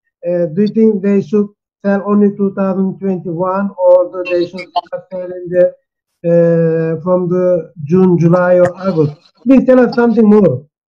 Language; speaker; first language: English; non-native, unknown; Turkish